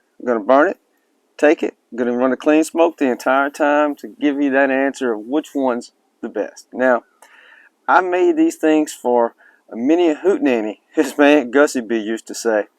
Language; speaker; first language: English; native; English